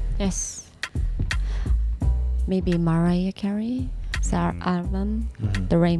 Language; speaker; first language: English; non-native, learner; Japanese